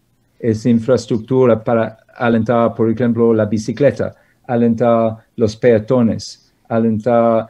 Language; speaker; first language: Spanish; non-native, fluent; English